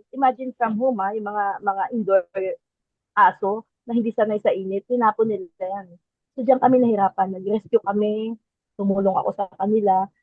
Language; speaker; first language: Filipino; native; Filipino